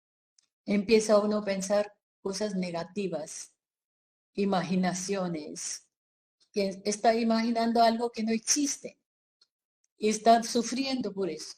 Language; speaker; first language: Spanish; non-native, fluent; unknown